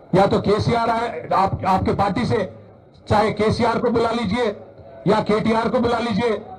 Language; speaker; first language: Hindi; non-native, local second language; Telugu